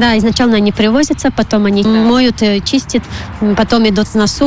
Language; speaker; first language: Russian; non-native, local second language; Latvian